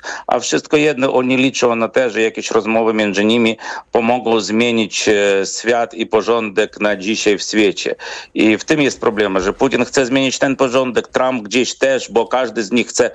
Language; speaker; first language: Polish; non-native, fluent; Ukrainian